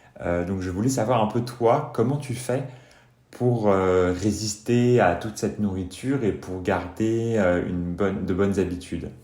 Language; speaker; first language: French; native; French